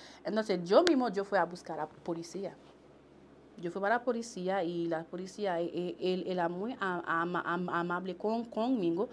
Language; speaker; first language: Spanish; non-native, local second language; Haitian Creole